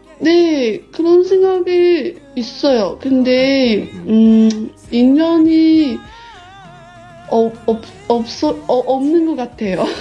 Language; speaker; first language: Korean; non-native, learner; Chinese